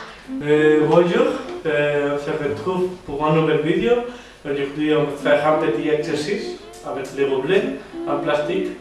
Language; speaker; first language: French; non-native, learner; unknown